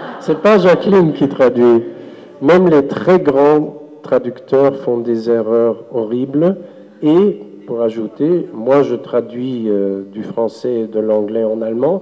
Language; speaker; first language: French; non-native, fluent; German